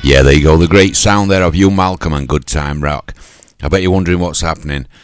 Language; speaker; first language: English; native; English